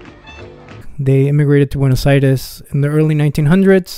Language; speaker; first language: English; early bilingual, other home language; Spanish